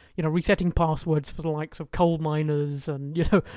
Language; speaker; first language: English; native; English